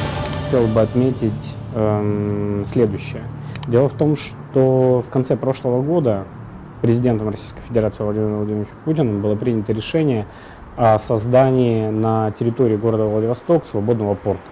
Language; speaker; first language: Russian; native; Russian